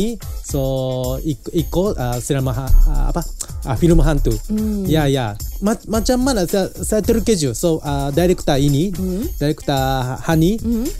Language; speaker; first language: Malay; non-native, learner; Japanese